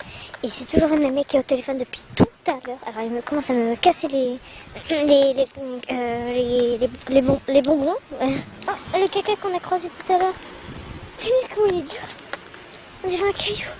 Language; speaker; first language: French; native; French